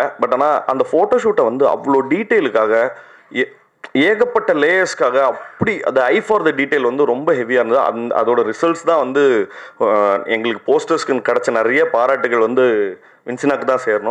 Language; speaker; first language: Tamil; native; Tamil